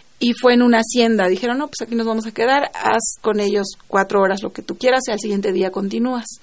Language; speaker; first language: Spanish; non-native, local second language; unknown